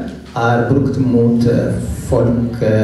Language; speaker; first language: Norwegian; non-native, fluent; Oromo